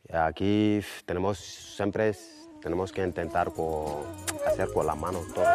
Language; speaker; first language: Spanish; non-native, fluent; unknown